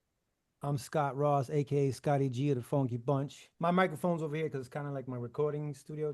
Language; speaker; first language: English; native; English